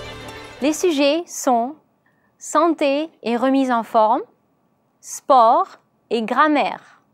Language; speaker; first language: French; non-native, learner; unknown